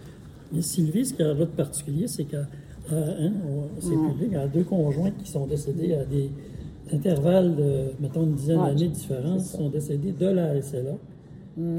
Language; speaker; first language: French; native; French